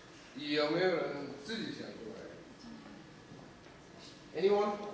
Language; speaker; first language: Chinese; non-native, fluent; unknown